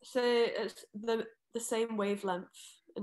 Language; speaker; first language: French; non-native, learner; English